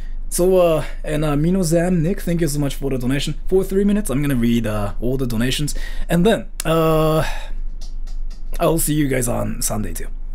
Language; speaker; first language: English; early bilingual, other home language; Japanese